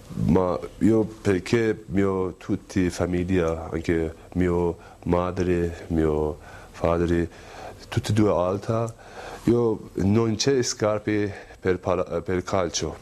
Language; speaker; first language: Italian; non-native, learner; Persian